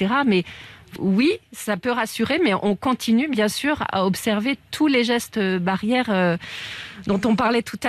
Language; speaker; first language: French; native; French